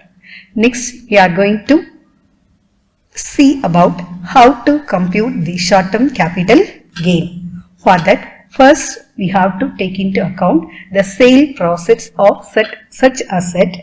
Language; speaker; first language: English; non-native, local second language; Tamil